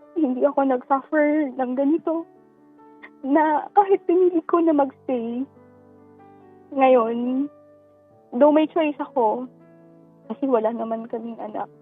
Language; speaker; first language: Filipino; native; Filipino